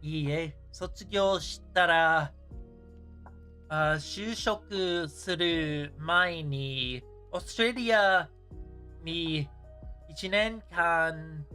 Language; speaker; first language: Japanese; non-native, learner; English